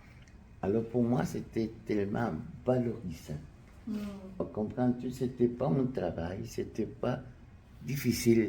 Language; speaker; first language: French; non-native, fluent; Spanish